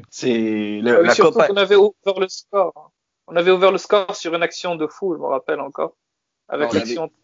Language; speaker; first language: French; native; French